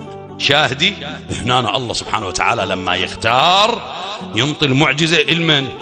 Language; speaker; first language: Arabic; native; Arabic